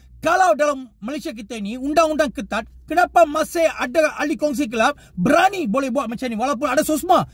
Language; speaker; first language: Malay; non-native, local second language; Tamil